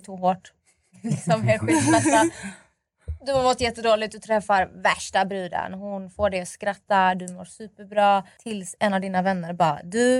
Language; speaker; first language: Swedish; native; Swedish